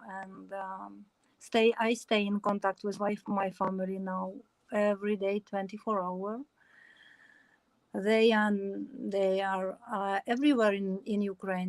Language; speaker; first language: English; non-native, learner; Ukrainian